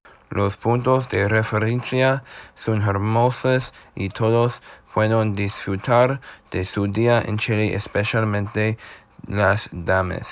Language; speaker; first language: Spanish; non-native, learner; English